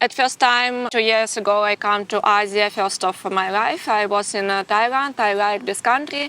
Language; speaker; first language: English; non-native, learner; Ukrainian